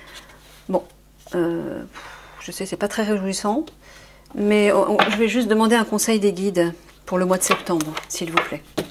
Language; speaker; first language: French; native; French